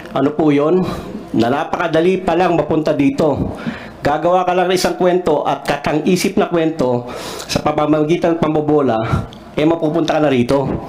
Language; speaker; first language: Filipino; non-native, local second language; Cebuano